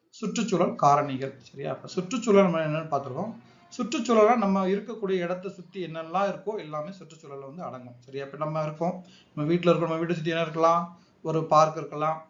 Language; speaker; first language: Tamil; native; Tamil